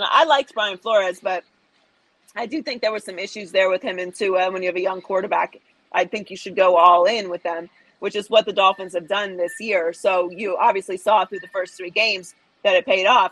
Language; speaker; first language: English; native; English